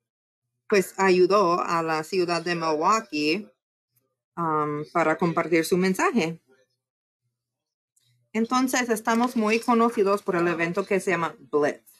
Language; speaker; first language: Spanish; non-native, fluent; English